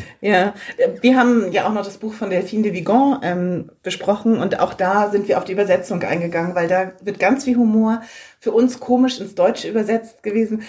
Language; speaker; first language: German; native; German